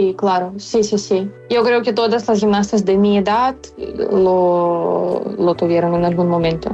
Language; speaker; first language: Spanish; non-native, fluent; Ukrainian